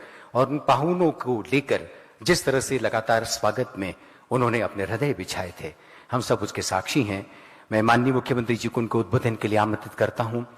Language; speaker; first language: Hindi; native; Hindi